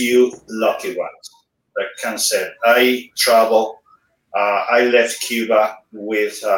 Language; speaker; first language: English; non-native, fluent; Spanish